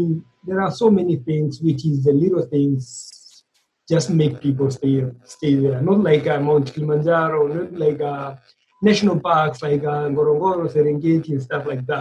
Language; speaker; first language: English; non-native, local second language; Swahili